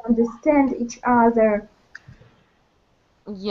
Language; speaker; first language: English; non-native, learner; Russian